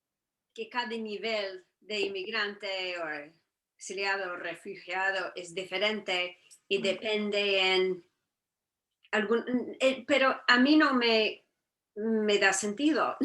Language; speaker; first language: Spanish; non-native, fluent; English